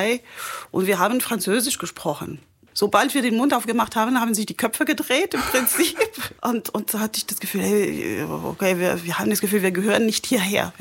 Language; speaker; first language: German; non-native, fluent; French